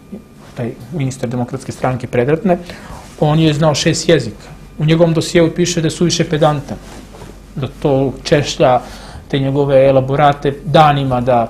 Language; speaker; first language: Serbian; native; Serbian